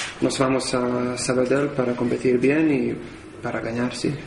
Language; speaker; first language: Spanish; non-native, learner; Serbian